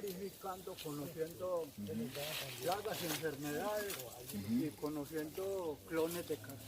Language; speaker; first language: Spanish; native; Spanish